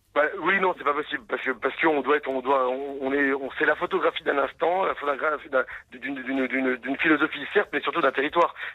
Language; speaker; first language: French; native; French